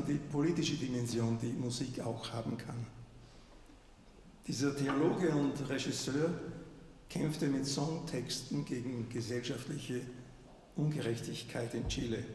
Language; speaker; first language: German; native; German